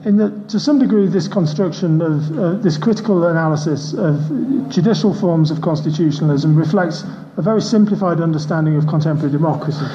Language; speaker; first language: English; native; English